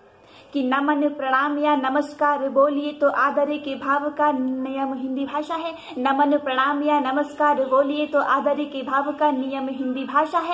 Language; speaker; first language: Hindi; native; Hindi